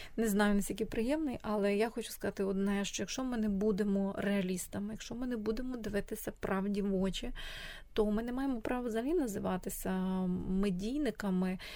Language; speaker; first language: Ukrainian; native; Ukrainian